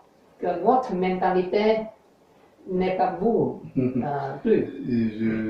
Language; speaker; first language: French; non-native, learner; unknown